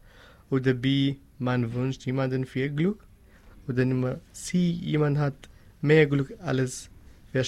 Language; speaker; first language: German; non-native, learner; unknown